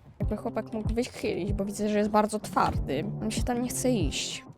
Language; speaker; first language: Polish; native; Polish